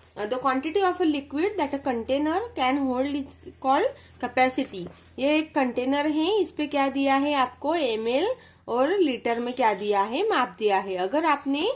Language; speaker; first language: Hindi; non-native, local second language; Marathi